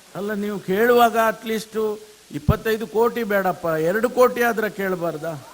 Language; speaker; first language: Kannada; native; Kannada